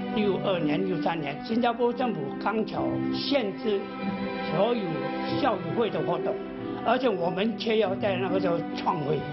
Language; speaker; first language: Chinese; native; Chinese